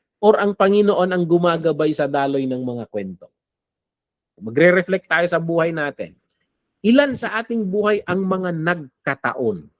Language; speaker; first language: Filipino; non-native, local second language; Iloko